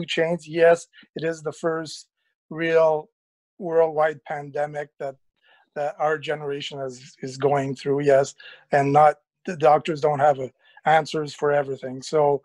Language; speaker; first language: English; native; English